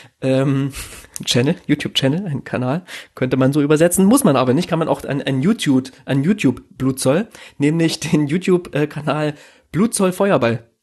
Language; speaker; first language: German; native; German